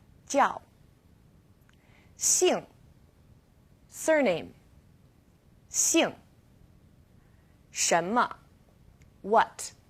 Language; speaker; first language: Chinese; non-native, fluent; English